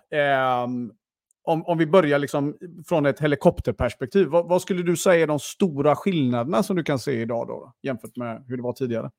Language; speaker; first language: Swedish; native; Swedish